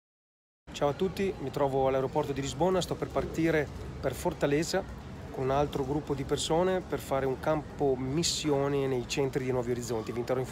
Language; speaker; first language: Italian; native; Italian